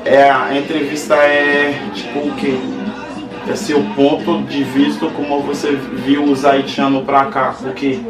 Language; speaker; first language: Portuguese; non-native, learner; Haitian Creole